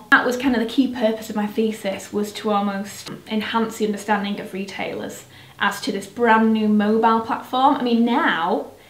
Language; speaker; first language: English; native; English